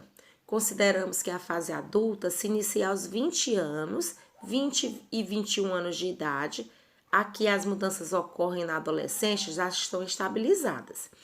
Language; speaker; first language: Portuguese; native; Portuguese